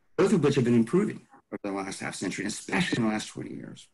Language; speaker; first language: English; native; English